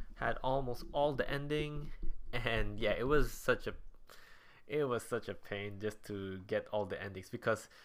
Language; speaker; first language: English; non-native, local second language; Cebuano